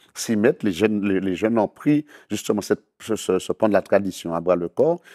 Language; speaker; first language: French; native; French